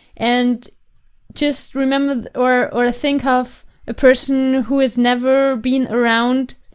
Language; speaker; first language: English; non-native, fluent; German